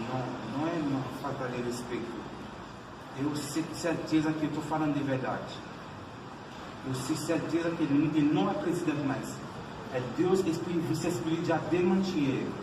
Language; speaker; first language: Portuguese; non-native, learner; Haitian Creole